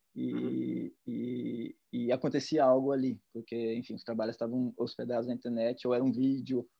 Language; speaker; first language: Portuguese; native; Portuguese